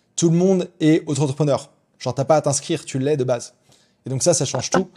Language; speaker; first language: French; native; French